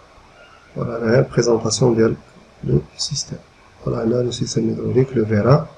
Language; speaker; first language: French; non-native, local second language; Arabic